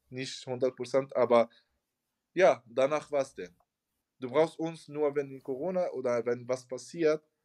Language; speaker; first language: German; non-native, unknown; Arabic